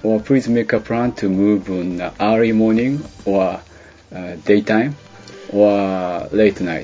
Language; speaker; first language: English; non-native, learner; Japanese